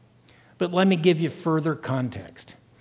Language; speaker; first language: English; native; English